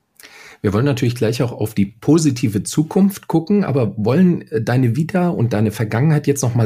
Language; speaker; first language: German; native; German